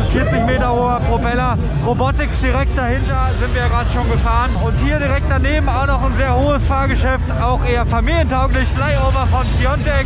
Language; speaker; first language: German; native; German